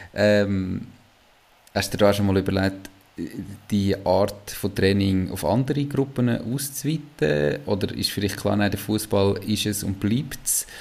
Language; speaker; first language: German; native; German